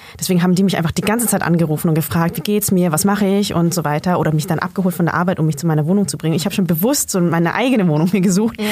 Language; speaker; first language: German; early bilingual, other home language; Vietnamese